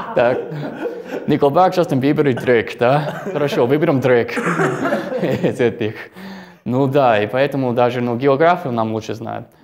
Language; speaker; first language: Russian; non-native, fluent; English